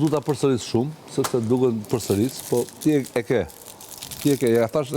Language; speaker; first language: Albanian; native; Albanian